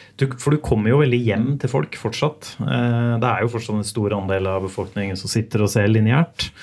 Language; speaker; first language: Norwegian; native; Norwegian